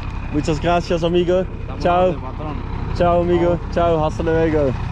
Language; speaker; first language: Spanish; non-native, learner; Dutch